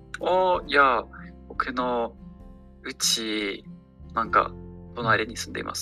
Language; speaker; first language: Japanese; non-native, learner; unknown